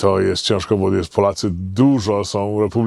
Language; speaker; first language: Polish; early bilingual, heritage; Polish